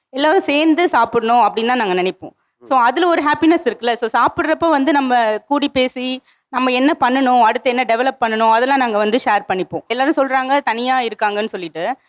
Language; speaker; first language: Tamil; native; Tamil